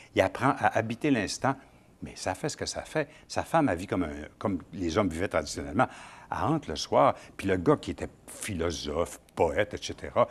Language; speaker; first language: French; native; French